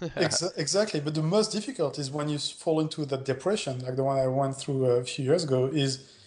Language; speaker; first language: English; non-native, fluent; French